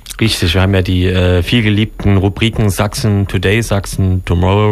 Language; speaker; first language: German; native; German